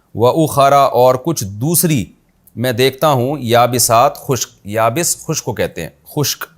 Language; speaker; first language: Urdu; native; Urdu